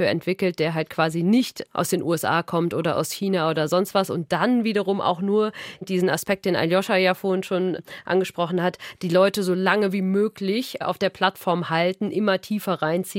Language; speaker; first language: German; native; German